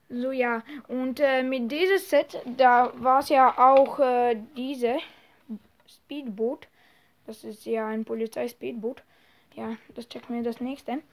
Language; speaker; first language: German; non-native, learner; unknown